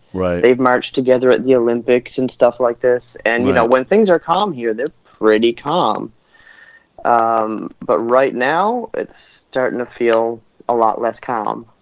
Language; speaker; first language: English; native; English